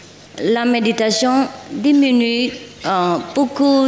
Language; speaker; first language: French; non-native, learner; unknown